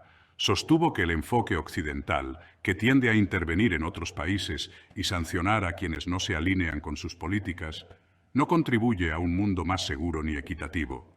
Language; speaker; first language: Spanish; native; Spanish